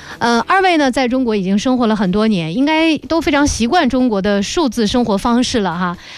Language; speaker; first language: Chinese; native; Chinese